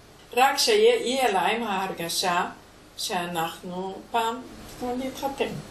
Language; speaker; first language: Hebrew; non-native, fluent; Hungarian